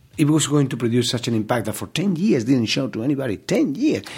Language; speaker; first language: English; non-native, fluent; Spanish